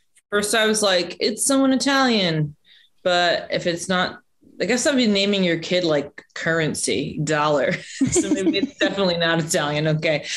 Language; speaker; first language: English; native; English